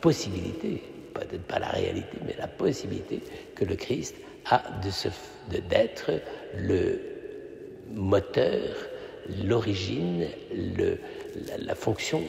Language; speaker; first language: French; native; French